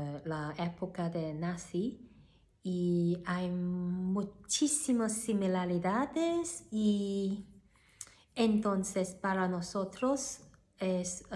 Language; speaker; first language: Spanish; non-native, learner; Cantonese